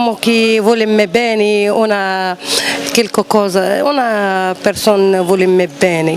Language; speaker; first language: Italian; non-native, learner; Arabic